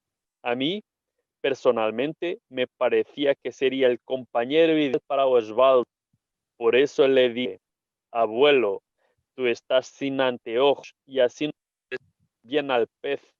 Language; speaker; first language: Spanish; non-native, fluent; Portuguese